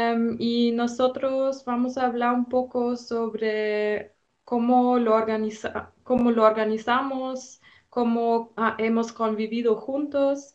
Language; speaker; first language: Spanish; non-native, fluent; German